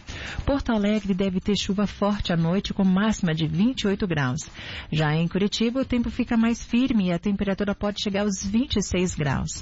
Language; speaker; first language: Portuguese; native; Portuguese